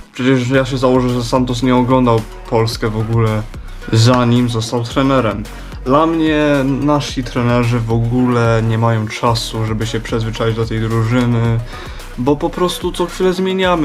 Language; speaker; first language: Polish; early bilingual, heritage; Polish